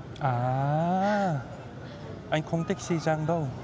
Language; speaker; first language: Vietnamese; non-native, learner; Korean